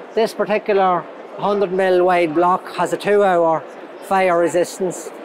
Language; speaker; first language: English; native; English